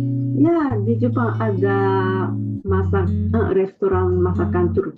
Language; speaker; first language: Indonesian; non-native, fluent; Japanese